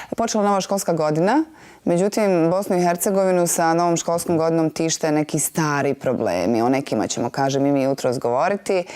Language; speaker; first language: Bosnian; native; Bosnian